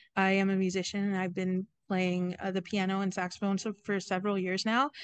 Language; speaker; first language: English; native; English